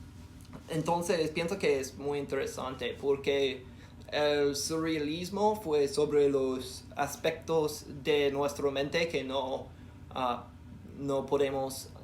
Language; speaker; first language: Spanish; non-native, learner; English